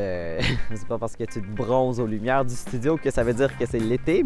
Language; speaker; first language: French; native; French